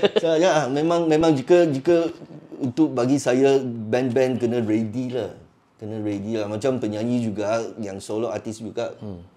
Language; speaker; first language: Malay; non-native, local second language; Cantonese